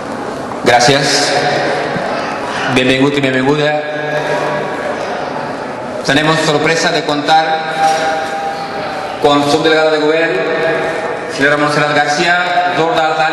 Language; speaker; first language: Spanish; non-native, learner; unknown